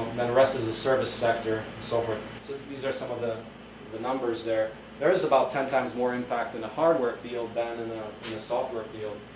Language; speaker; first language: English; non-native, fluent; Polish